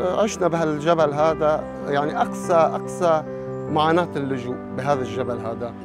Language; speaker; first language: Arabic; native; Arabic